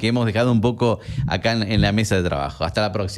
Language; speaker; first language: Spanish; native; Spanish